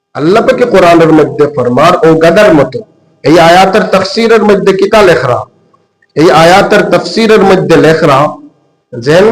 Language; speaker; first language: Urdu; non-native, local second language; Bangla